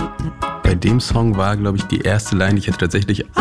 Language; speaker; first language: German; native; German